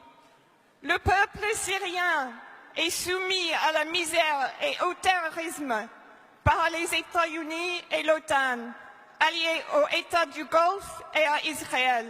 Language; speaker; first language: French; non-native, fluent; English